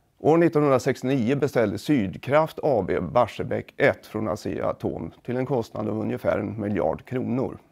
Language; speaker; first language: Swedish; native; Swedish